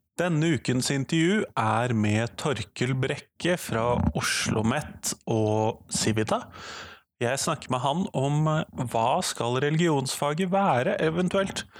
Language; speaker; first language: Norwegian; native; Norwegian